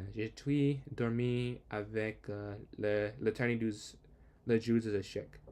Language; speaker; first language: French; non-native, learner; English